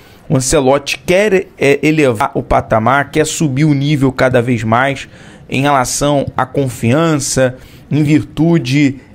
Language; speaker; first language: Portuguese; native; Portuguese